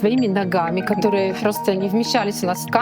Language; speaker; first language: Russian; native; Russian